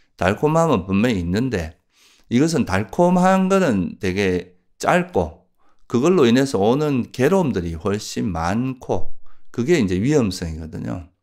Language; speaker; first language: Korean; native; Korean